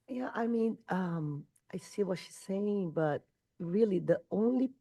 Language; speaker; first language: English; non-native, fluent; Portuguese